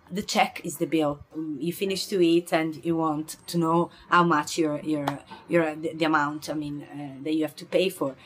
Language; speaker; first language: English; non-native, fluent; Italian